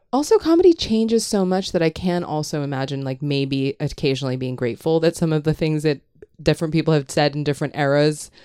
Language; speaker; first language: English; non-native, local second language; Korean